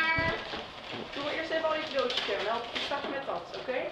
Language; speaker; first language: Dutch; native; Dutch